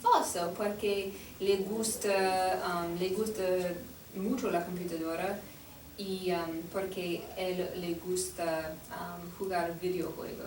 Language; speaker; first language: Spanish; non-native, fluent; English